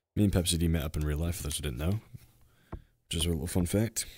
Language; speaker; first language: English; native; English